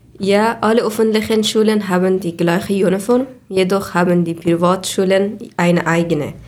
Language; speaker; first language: German; non-native, learner; Persian